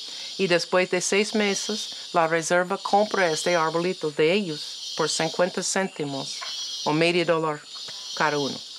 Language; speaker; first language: Spanish; non-native, learner; English